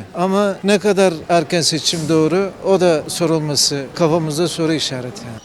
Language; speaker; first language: Turkish; native; Turkish